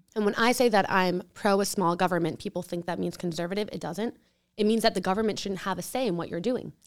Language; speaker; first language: English; early bilingual, other home language; Spanish